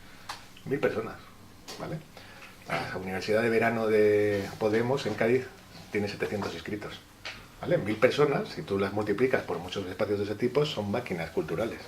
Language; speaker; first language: Spanish; native; Spanish